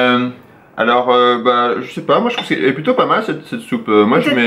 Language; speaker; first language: French; native; French